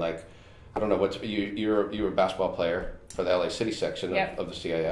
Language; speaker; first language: English; native; English